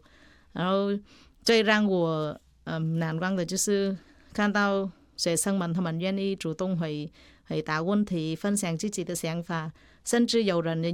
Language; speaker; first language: Chinese; non-native, fluent; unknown